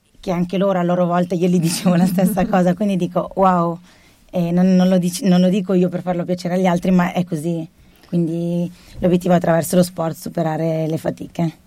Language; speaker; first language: Italian; early bilingual, other home language; Arabic